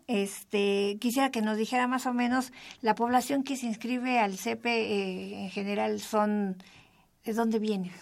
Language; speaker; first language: Spanish; native; Spanish